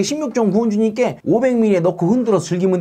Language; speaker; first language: Korean; native; Korean